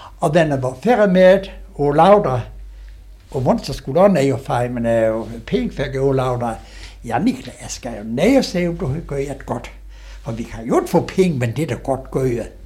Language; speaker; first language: Danish; native; Danish